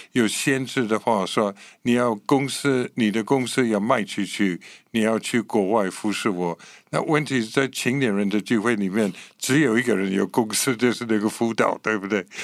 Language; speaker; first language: Chinese; non-native, fluent; English